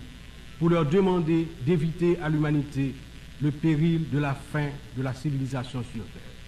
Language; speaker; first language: French; non-native, local second language; Haitian Creole